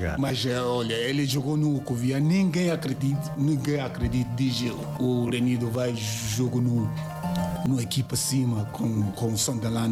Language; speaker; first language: Portuguese; non-native, learner; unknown